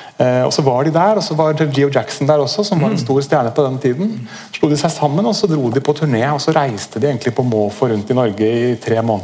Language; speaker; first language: Norwegian; native; Norwegian